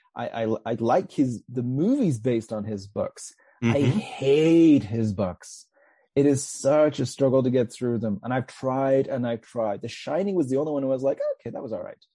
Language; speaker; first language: English; native; English